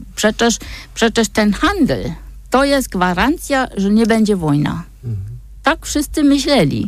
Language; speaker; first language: Polish; non-native, fluent; German